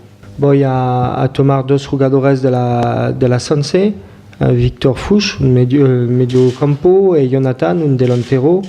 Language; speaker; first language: Spanish; non-native, fluent; French